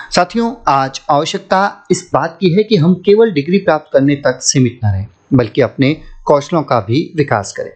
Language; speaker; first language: Hindi; native; Hindi